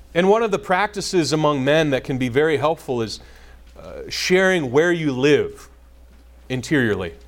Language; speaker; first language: English; native; English